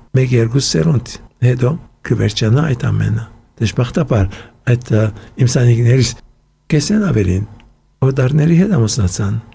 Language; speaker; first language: Armenian; early bilingual, heritage; Armenian